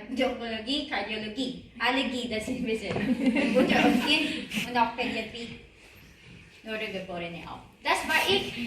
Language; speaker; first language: German; non-native, learner; Filipino